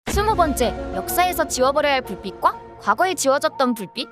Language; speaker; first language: Korean; native; Korean